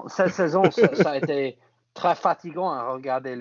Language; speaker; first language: French; non-native, fluent; English